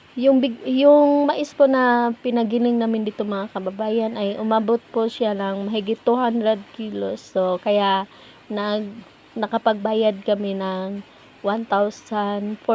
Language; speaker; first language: Filipino; non-native, local second language; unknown